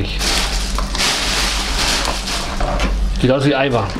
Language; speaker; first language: German; native; German